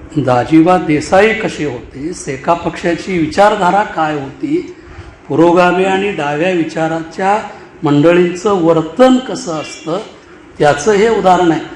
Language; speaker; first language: Marathi; non-native, local second language; Kannada